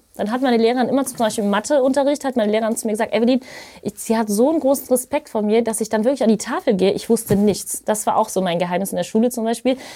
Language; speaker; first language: German; native; German